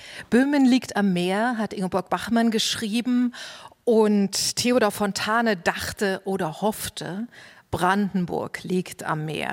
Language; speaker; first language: German; native; German